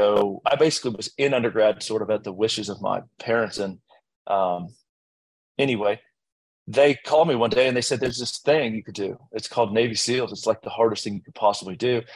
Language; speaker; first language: English; native; English